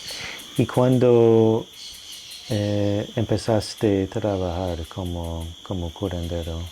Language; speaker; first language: Spanish; non-native, fluent; English